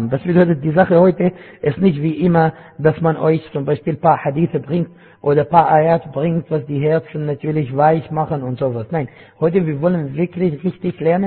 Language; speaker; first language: German; non-native, fluent; Arabic